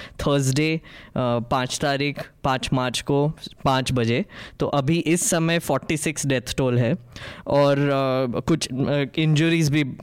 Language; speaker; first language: Hindi; native; Hindi